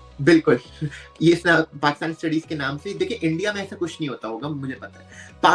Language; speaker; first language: Urdu; native; Urdu